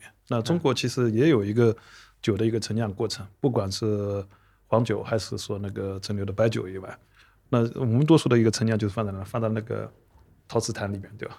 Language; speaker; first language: Chinese; native; Chinese